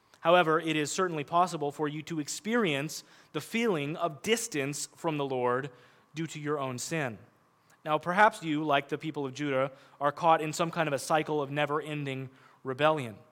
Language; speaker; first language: English; native; English